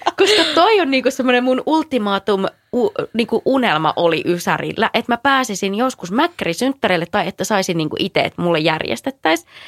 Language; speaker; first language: Finnish; native; Finnish